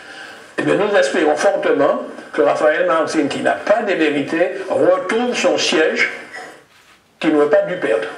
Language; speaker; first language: French; native; French